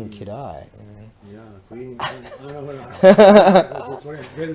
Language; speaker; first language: Japanese; native; Japanese